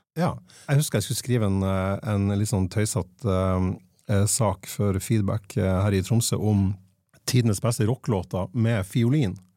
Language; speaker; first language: Norwegian; native; Norwegian